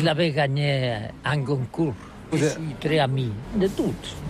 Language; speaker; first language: French; non-native, learner; Catalan